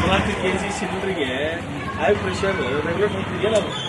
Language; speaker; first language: Kannada; native; Kannada